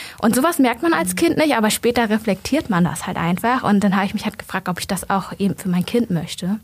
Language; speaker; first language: German; early bilingual, other home language; Vietnamese